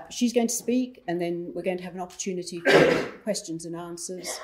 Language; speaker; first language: English; native; English